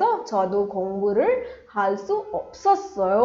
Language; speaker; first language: Korean; non-native, fluent; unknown